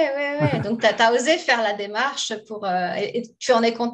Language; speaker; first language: French; native; French